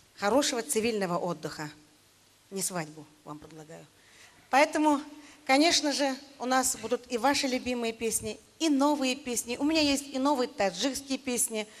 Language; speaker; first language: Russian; non-native, local second language; Uzbek